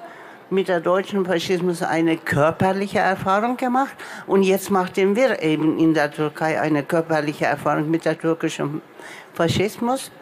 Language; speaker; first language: German; non-native, local second language; Turkish